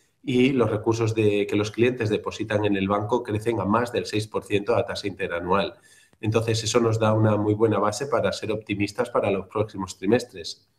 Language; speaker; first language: Spanish; native; Spanish